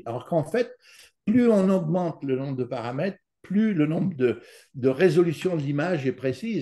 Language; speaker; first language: French; native; French